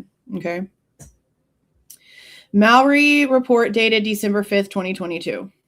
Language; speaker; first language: English; native; English